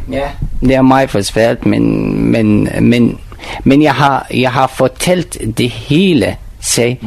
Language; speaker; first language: Danish; non-native, learner; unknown